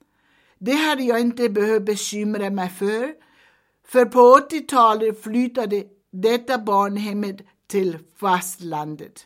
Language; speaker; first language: Swedish; early bilingual, heritage; Swedish